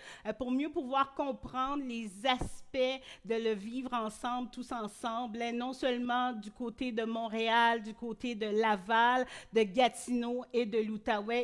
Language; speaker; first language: French; native; French